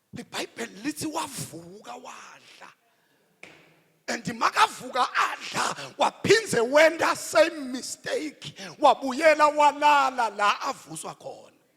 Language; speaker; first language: Zulu; non-native, local second language; Swati